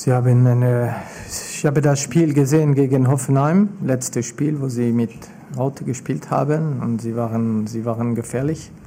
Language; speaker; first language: German; non-native, fluent; French